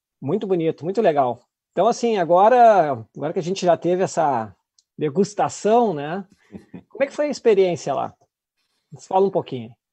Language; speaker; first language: Portuguese; native; Portuguese